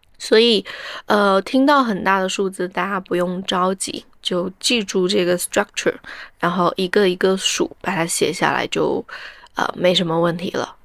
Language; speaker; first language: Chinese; native; Chinese